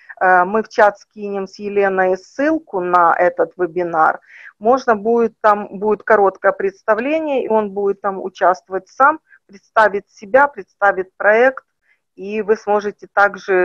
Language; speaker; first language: Russian; native; Russian